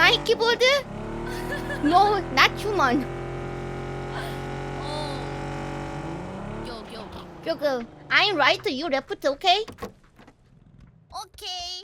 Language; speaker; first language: English; non-native, learner; Korean